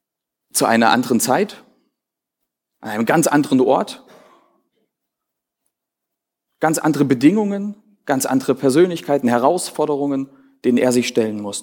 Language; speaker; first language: German; native; German